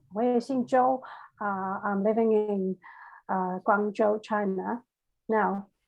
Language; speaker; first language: English; non-native, learner; Chinese